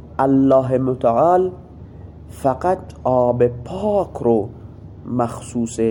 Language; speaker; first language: Persian; non-native, local second language; Baluchi